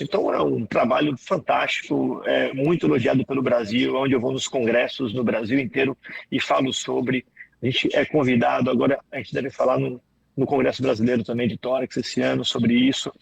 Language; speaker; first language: Portuguese; native; Portuguese